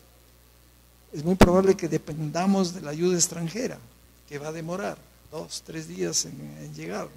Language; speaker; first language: Spanish; native; Spanish